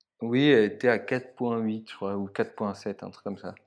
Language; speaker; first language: French; native; French